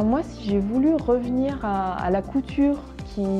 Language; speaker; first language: French; native; French